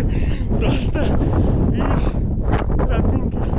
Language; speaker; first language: Russian; non-native, learner; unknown